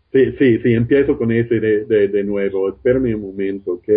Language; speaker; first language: Spanish; non-native, fluent; English